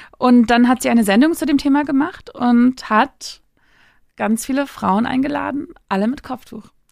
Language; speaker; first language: German; early bilingual, other home language; Turkish